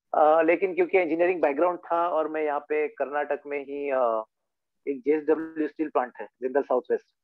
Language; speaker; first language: Hindi; native; Hindi